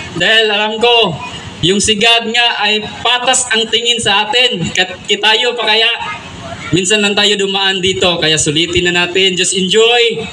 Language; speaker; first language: Filipino; non-native, local second language; Cebuano